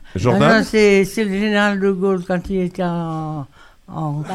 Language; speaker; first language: French; native; French